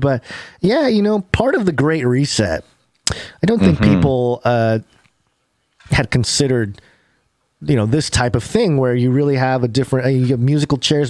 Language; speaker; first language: English; native; English